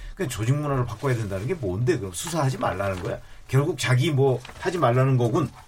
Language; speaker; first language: Korean; native; Korean